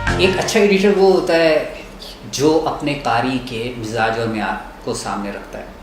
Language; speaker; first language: Urdu; native; Urdu